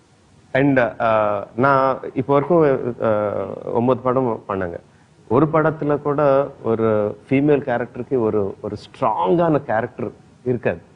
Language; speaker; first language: Tamil; non-native, fluent; Telugu